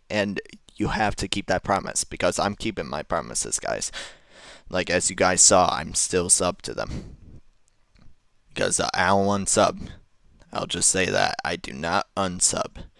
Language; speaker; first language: English; native; English